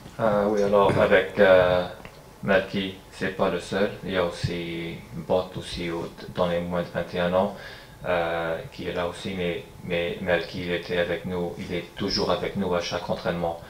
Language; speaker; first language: French; non-native, fluent; English